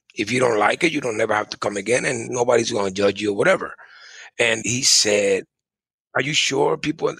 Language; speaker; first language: English; early bilingual, other home language; Spanish